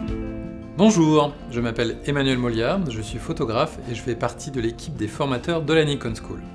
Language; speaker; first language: French; native; French